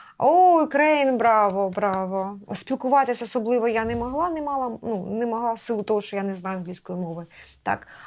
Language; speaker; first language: Ukrainian; native; Ukrainian